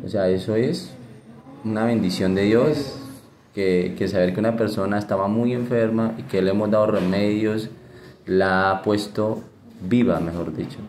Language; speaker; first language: Spanish; native; Spanish